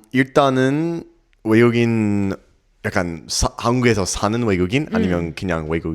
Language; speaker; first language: Korean; non-native, learner; English